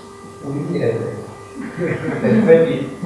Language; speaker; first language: French; non-native, fluent; German